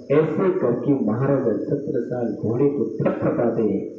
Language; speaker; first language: Hindi; non-native, local second language; Gujarati